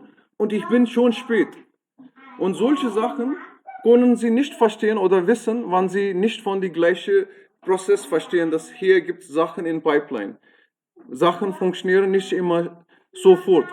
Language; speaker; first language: German; non-native, fluent; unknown